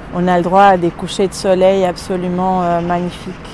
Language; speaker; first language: French; non-native, fluent; Spanish